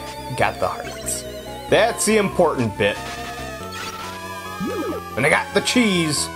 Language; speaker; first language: English; native; English